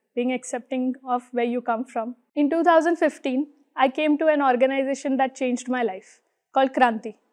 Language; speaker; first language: English; non-native, local second language; Hindi